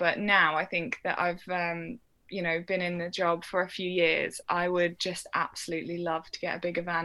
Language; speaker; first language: English; native; English